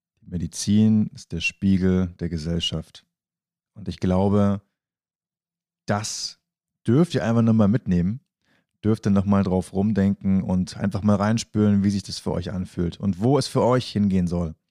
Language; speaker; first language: German; native; German